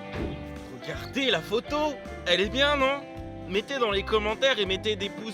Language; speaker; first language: French; native; French